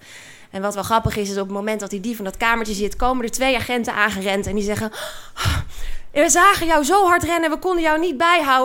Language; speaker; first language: Dutch; native; Dutch